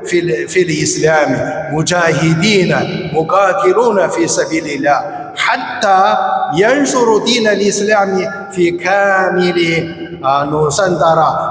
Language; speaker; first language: Arabic; non-native, fluent; Chinese